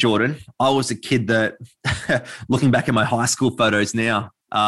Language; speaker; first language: English; native; English